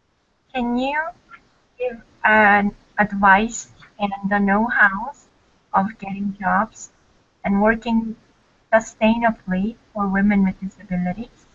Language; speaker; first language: English; non-native, learner; Korean